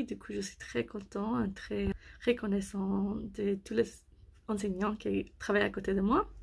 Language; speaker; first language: French; non-native, learner; English